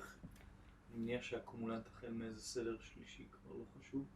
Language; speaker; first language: Hebrew; native; Hebrew